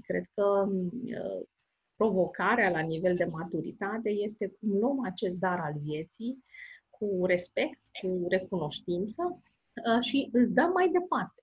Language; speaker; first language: Romanian; native; Romanian